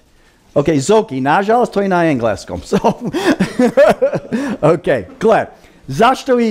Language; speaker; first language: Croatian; early bilingual, heritage; Croatian